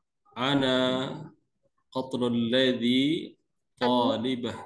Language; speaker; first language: Arabic; non-native, learner; Indonesian